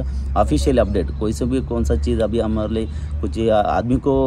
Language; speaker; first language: Hindi; non-native, local second language; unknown